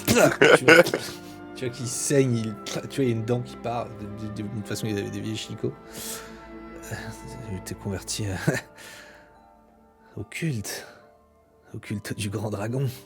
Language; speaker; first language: French; native; French